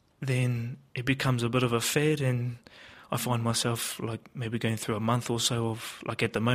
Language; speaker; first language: English; native; English